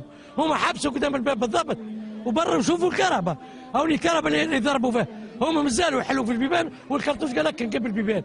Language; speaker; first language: Arabic; native; Arabic